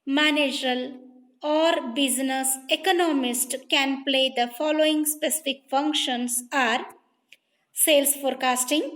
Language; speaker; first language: English; non-native, local second language; Kannada